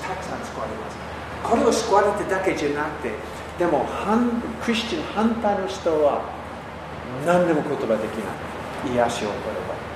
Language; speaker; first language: Japanese; non-native, learner; English